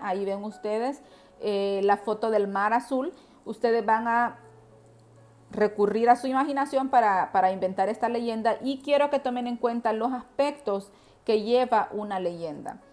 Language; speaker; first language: Spanish; native; Spanish